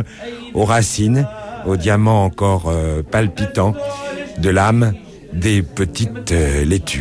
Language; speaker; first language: French; native; French